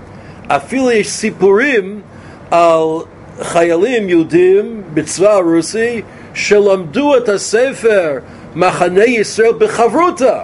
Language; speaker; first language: Hebrew; non-native, fluent; English